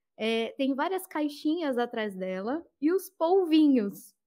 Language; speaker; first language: Portuguese; native; Portuguese